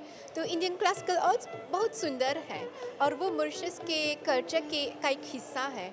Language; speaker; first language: Hindi; non-native, local second language; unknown